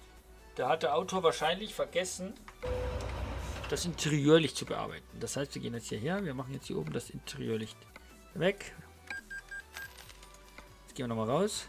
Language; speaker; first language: German; native; German